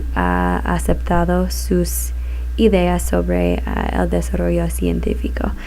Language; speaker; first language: Spanish; non-native, learner; English